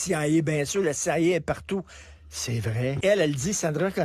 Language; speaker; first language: French; native; French